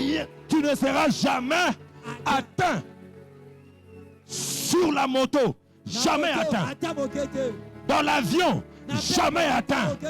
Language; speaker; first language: French; non-native, local second language; Lingala